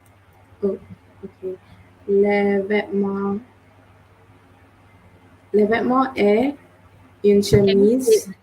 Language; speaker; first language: French; non-native, learner; English